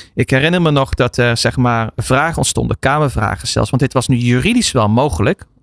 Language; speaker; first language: Dutch; native; Dutch